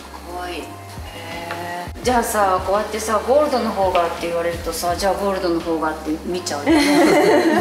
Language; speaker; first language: Japanese; native; Japanese